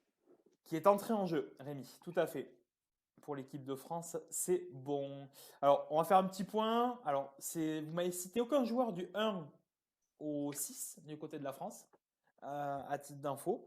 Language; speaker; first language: French; native; French